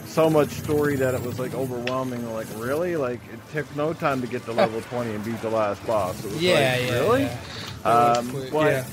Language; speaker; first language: English; native; English